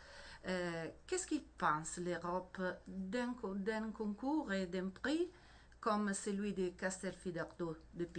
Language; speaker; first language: French; non-native, learner; Italian